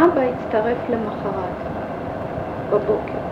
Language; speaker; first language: Hebrew; early bilingual, other home language; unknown